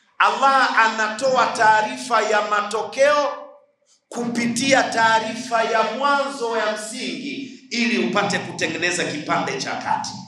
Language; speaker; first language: Swahili; native; Swahili